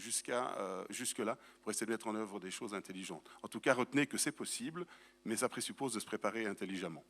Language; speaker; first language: French; native; French